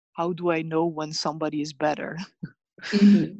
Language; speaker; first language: English; early bilingual, other home language; Bosnian